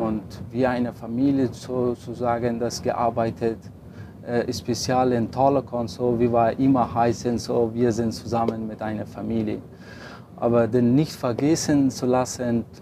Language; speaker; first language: German; non-native, learner; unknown